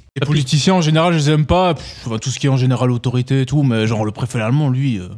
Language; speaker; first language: French; native; French